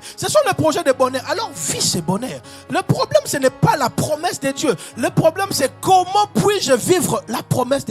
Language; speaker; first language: French; non-native, local second language; Lingala